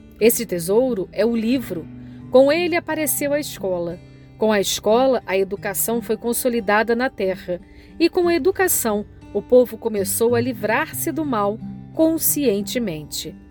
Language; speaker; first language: Portuguese; native; Portuguese